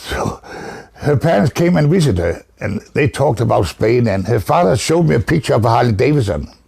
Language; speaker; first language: English; non-native, fluent; Danish